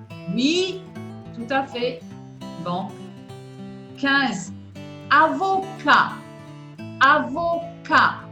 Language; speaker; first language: French; non-native, fluent; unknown